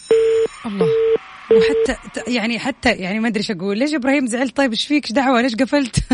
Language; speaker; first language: Arabic; native; Arabic